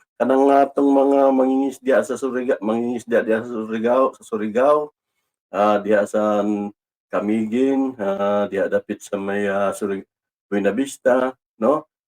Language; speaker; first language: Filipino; non-native, local second language; Cebuano